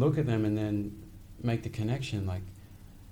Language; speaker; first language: English; native; English